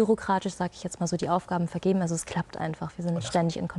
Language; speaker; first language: German; native; German